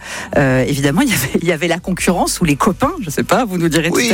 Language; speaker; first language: French; native; French